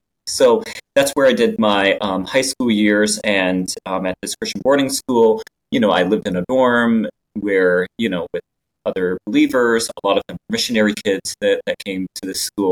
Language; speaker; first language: English; non-native, fluent; Japanese